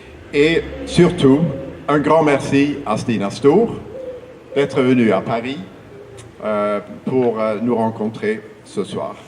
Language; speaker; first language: French; non-native, fluent; Swedish